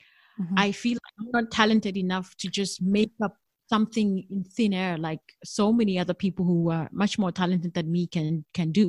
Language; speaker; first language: English; non-native, local second language; Northern Sotho